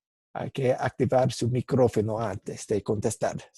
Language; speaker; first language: Spanish; non-native, fluent; English